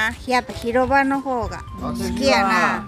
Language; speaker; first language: Japanese; native; Japanese